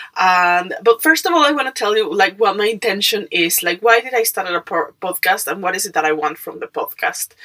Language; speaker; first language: English; non-native, fluent; Spanish